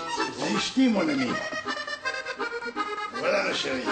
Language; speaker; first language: Hebrew; non-native, learner; French